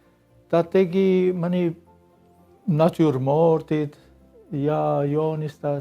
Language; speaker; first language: Estonian; non-native, learner; Armenian